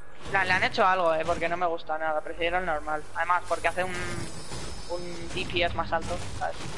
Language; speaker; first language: Spanish; early bilingual, heritage; Spanish